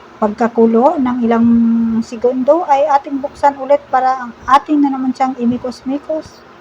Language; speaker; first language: Filipino; non-native, local second language; Cebuano